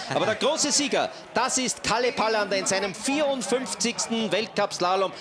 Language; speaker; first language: German; native; German